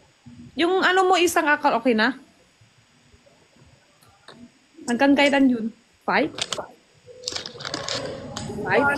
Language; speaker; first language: Filipino; non-native, learner; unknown